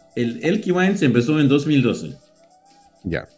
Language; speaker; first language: Spanish; non-native, learner; Danish